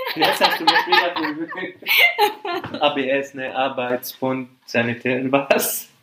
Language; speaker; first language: German; non-native, fluent; Arabic